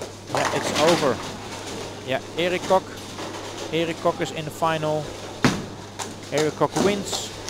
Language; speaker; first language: English; non-native, fluent; Dutch